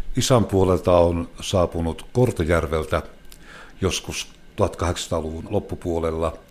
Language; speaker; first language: Finnish; native; Finnish